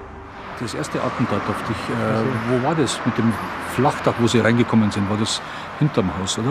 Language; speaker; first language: German; native; German